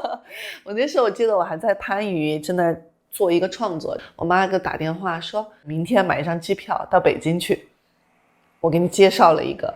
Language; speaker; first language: Chinese; native; Chinese